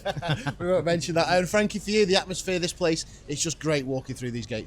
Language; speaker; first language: English; native; English